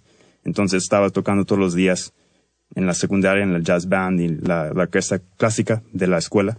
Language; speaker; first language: Spanish; early bilingual, heritage; Spanish